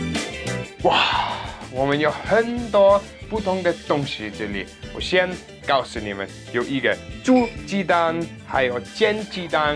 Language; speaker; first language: Chinese; non-native, learner; German